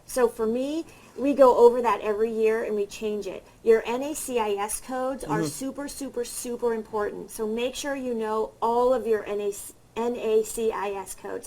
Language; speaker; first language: English; native; English